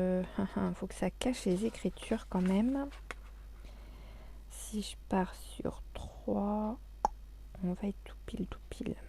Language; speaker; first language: French; native; French